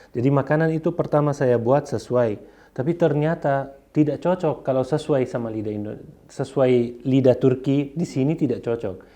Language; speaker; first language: Indonesian; non-native, fluent; Arabic